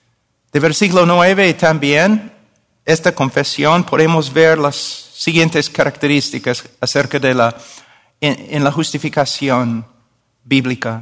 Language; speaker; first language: Spanish; non-native, fluent; English